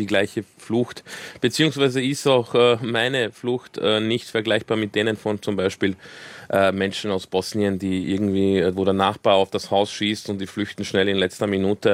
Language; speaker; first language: German; early bilingual, other home language; Croatian